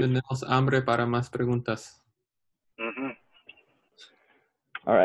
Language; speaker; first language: Spanish; non-native, learner; English